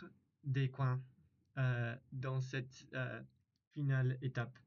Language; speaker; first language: French; non-native, learner; English